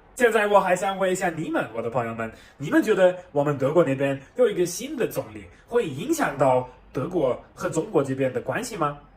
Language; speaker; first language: Chinese; non-native, fluent; German